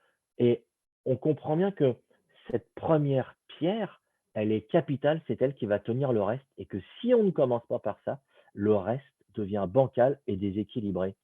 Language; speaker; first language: French; native; French